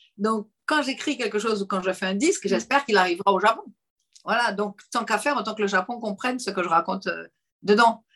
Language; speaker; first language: French; native; French